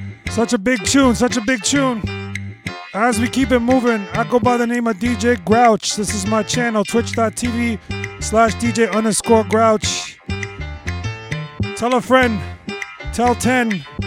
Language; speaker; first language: English; early bilingual, other home language; Spanish